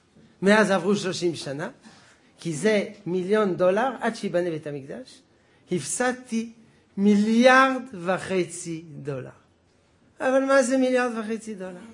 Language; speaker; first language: Hebrew; non-native, fluent; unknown